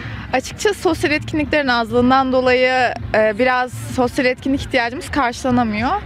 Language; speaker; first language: Turkish; native; Turkish